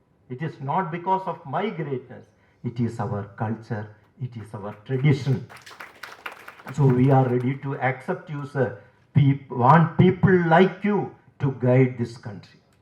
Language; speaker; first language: English; non-native, local second language; Malayalam